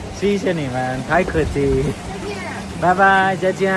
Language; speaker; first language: Chinese; non-native, learner; Hindi